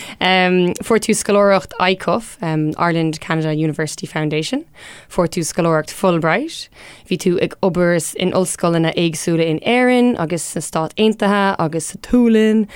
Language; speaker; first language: Irish; non-native, local second language; English